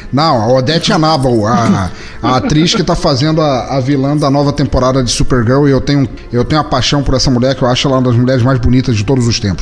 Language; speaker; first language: Portuguese; native; Portuguese